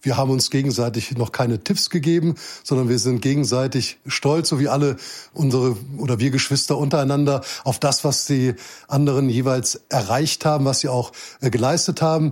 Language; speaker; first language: German; native; German